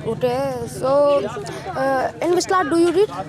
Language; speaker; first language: English; non-native, learner; Hindi